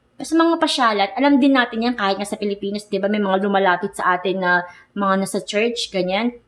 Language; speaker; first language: Filipino; native; Filipino